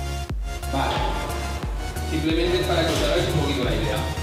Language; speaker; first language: Spanish; native; Spanish